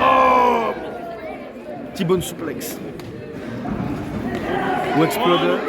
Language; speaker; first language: French; native; French